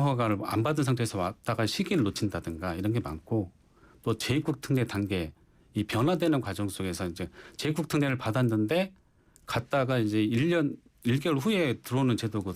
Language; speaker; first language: Korean; native; Korean